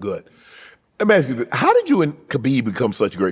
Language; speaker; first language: English; native; English